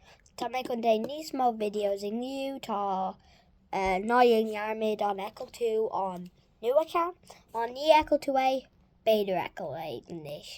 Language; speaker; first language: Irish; non-native, learner; English